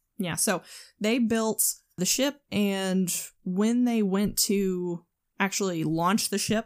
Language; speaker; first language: English; native; English